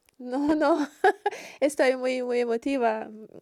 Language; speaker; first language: Spanish; non-native, learner; Portuguese